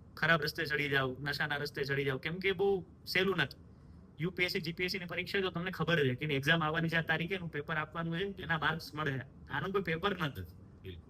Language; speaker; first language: Gujarati; native; Gujarati